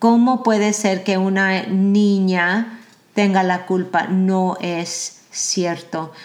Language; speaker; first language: Spanish; early bilingual, heritage; Spanish